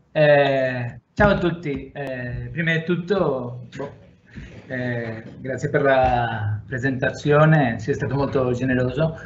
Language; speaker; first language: Italian; non-native, fluent; Catalan